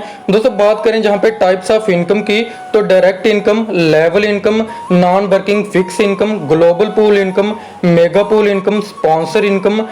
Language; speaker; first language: Hindi; native; Hindi